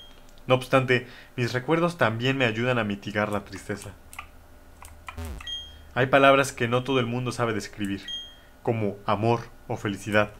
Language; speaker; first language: Spanish; native; Spanish